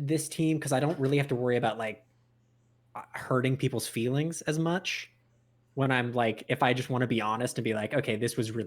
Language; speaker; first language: English; native; English